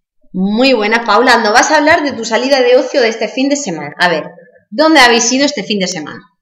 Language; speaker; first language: Spanish; native; Spanish